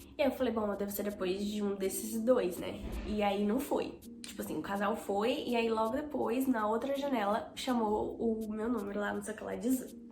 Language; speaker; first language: Portuguese; native; Portuguese